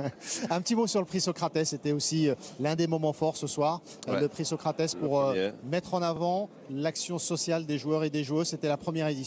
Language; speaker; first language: French; native; French